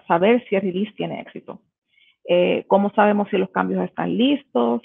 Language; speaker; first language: Spanish; native; Spanish